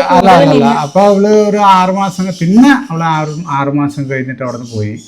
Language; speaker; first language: Malayalam; native; Malayalam